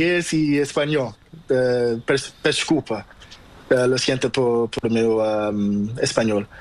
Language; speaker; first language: Spanish; non-native, learner; Portuguese